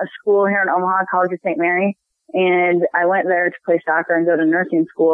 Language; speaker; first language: English; native; English